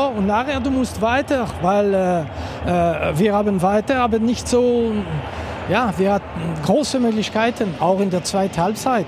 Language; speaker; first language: German; non-native, local second language; French